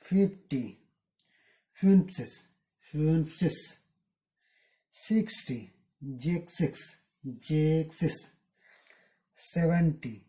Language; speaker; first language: German; non-native, learner; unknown